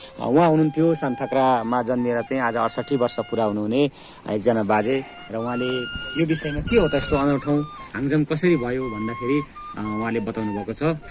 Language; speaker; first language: Nepali; non-native, local second language; Limbu